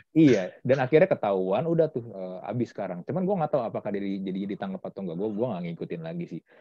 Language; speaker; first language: Indonesian; native; Indonesian